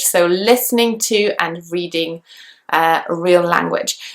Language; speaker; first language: English; non-native, fluent; Polish